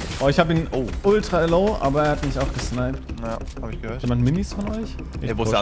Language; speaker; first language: German; native; German